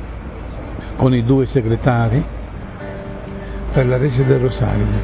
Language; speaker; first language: Italian; native; Italian